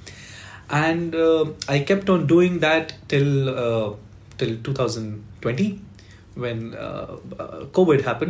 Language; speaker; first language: English; non-native, local second language; Marathi